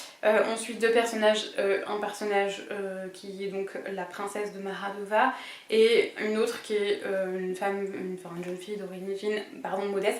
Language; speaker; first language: French; native; French